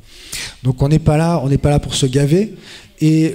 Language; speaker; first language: French; native; French